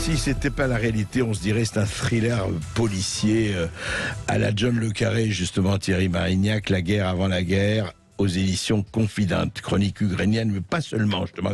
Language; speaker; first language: French; native; French